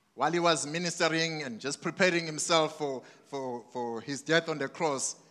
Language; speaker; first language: English; non-native, local second language; Zulu